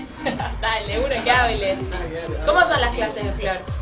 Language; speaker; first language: Spanish; native; Spanish